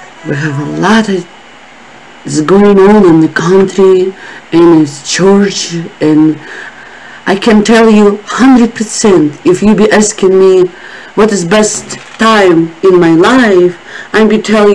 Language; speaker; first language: English; non-native, learner; Russian